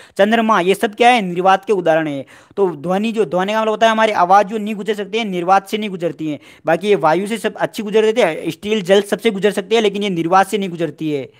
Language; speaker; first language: Hindi; native; Hindi